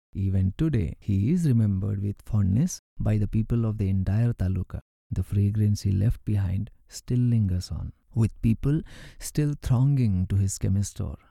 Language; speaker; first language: English; non-native, local second language; Urdu